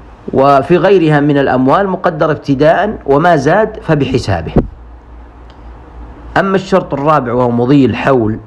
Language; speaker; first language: Arabic; native; Arabic